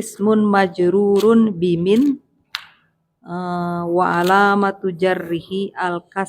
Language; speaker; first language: Arabic; non-native, learner; Indonesian